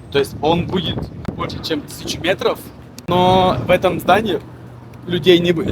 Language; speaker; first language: Russian; non-native, fluent; Turkish